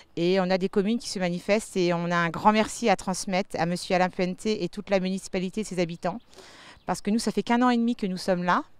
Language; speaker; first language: French; native; French